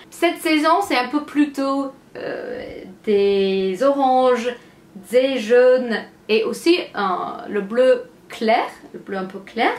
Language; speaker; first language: French; non-native, fluent; English